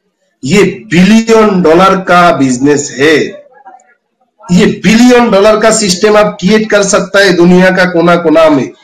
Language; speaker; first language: Hindi; non-native, fluent; Bangla